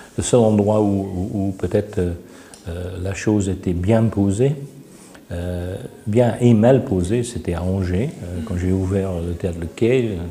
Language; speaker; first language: French; non-native, fluent; English